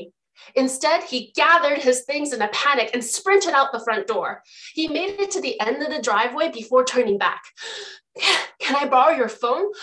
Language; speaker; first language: English; early bilingual, other home language; Chinese